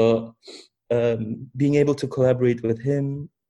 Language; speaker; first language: English; early bilingual, other home language; German